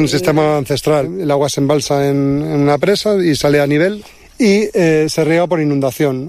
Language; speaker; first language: Spanish; native; Spanish